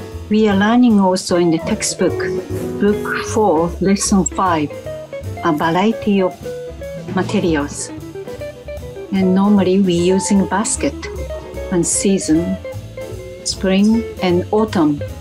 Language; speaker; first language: English; non-native, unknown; Japanese